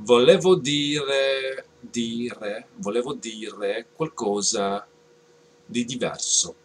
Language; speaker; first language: Italian; non-native, learner; English